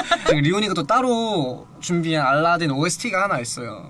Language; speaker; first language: Korean; native; Korean